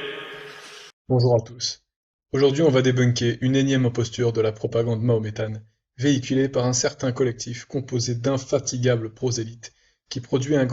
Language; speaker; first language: French; native; French